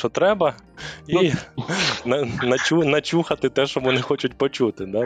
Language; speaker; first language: Ukrainian; native; Ukrainian